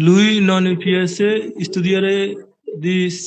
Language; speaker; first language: Italian; non-native, learner; Bangla